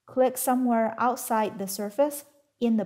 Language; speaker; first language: English; non-native, fluent; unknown